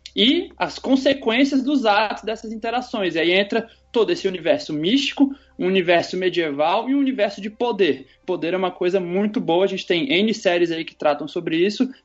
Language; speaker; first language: Portuguese; native; Portuguese